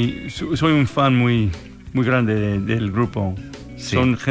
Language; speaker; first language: Spanish; non-native, fluent; English